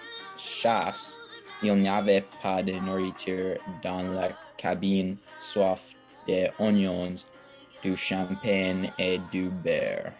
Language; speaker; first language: French; non-native, learner; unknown